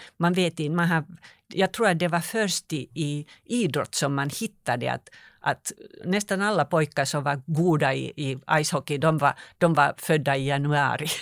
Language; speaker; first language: Swedish; non-native, local second language; Finnish